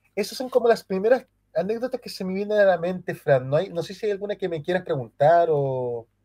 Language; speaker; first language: Spanish; native; Spanish